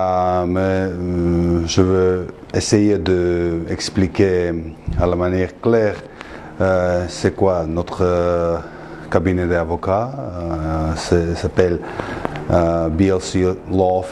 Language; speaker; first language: French; non-native, fluent; Georgian